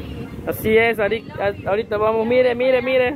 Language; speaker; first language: Spanish; native; Spanish